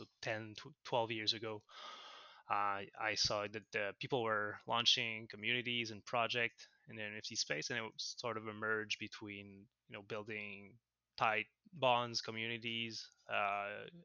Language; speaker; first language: English; non-native, fluent; French